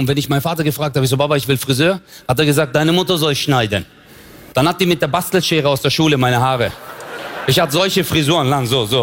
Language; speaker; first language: German; early bilingual, other home language; Turkish